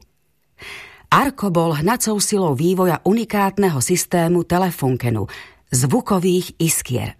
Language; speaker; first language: Slovak; native; Slovak